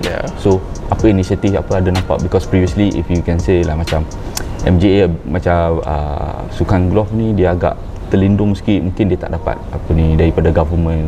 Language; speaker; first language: Malay; native; Malay